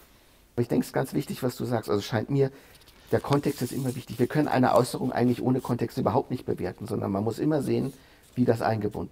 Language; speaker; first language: German; native; German